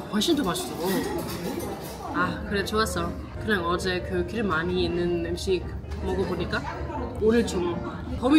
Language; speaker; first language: Korean; non-native, learner; German